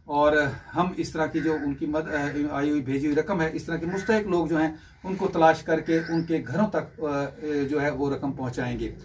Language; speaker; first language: Urdu; non-native, local second language; Punjabi